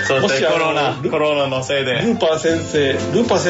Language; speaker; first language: Japanese; non-native, fluent; English